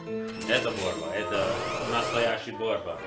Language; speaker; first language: Russian; non-native, learner; English